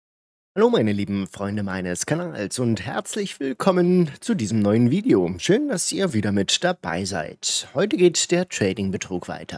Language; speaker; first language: German; native; German